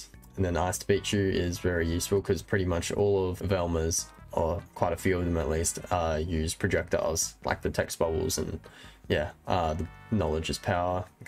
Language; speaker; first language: English; native; English